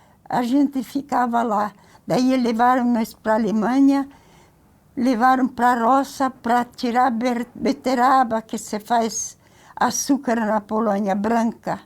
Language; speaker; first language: Portuguese; early bilingual, other home language; Ukrainian